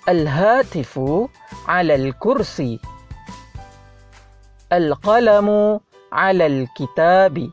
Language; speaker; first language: Arabic; non-native, fluent; Malay